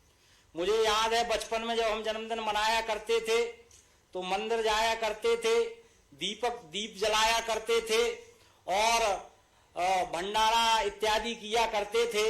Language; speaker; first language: Hindi; native; Hindi